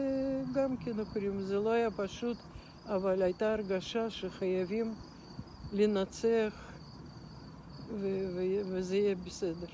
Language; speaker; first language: Hebrew; non-native, fluent; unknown